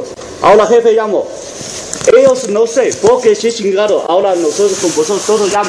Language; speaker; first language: Spanish; non-native, learner; Chinese